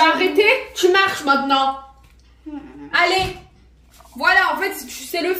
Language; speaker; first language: French; native; French